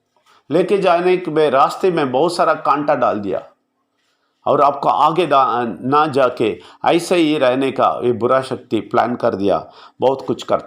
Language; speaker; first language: Hindi; non-native, local second language; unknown